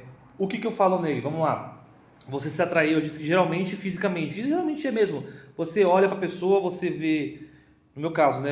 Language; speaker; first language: Portuguese; native; Portuguese